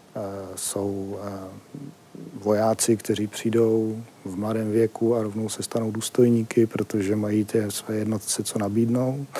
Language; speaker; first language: Czech; native; Czech